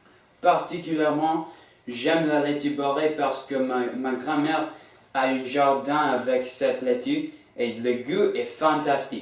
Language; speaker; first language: French; non-native, learner; English